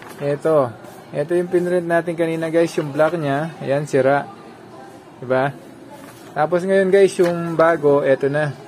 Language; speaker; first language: Filipino; non-native, local second language; Pampanga